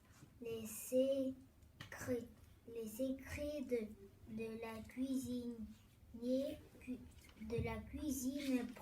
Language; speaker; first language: French; non-native, learner; Bulgarian